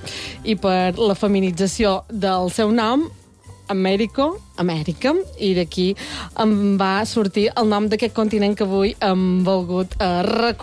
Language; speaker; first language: Catalan; native; Catalan